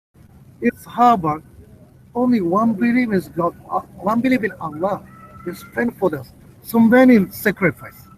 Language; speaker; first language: English; non-native, learner; Japanese